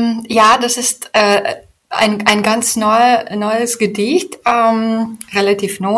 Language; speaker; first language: German; non-native, fluent; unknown